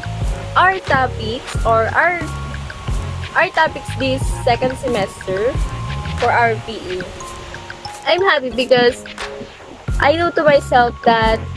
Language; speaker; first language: English; non-native, local second language; Filipino